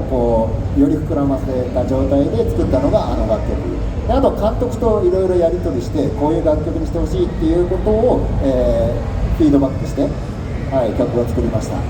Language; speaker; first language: Japanese; native; Japanese